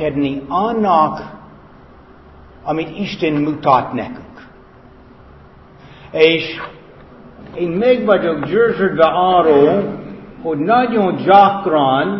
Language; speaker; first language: Hungarian; non-native, fluent; English